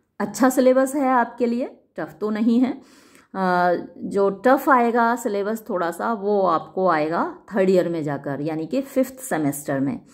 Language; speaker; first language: Hindi; native; Hindi